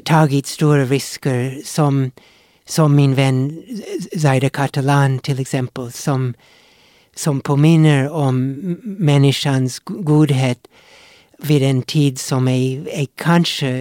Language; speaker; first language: Swedish; non-native, fluent; English